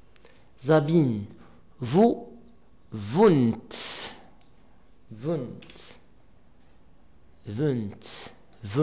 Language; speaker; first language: German; non-native, learner; Arabic